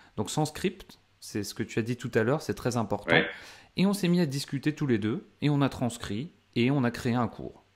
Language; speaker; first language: French; native; French